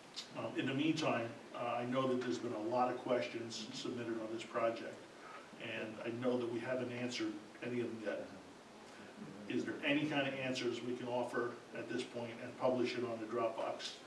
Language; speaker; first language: English; native; English